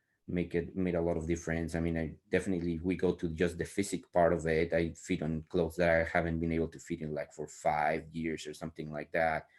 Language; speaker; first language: English; non-native, fluent; Spanish